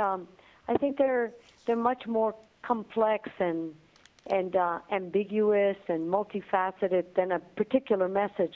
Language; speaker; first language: English; non-native, fluent; Spanish